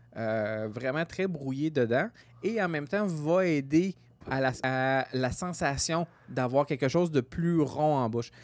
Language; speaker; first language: French; native; French